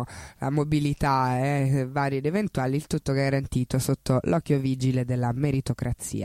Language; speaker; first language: Italian; native; Italian